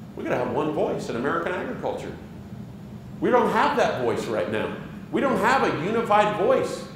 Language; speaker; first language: English; native; English